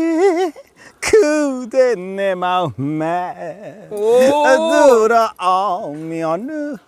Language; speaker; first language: Korean; non-native, fluent; Spanish